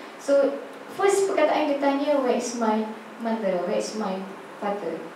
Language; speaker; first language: English; non-native, local second language; Malay